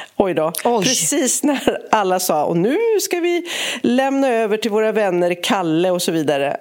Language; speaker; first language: Swedish; native; Swedish